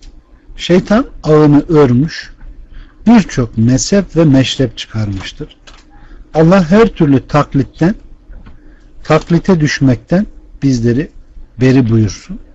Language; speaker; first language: Turkish; native; Turkish